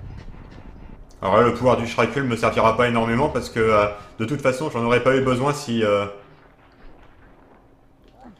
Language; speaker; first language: French; native; French